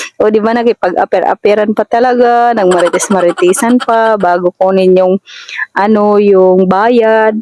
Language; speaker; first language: Filipino; non-native, local second language; Masbatenyo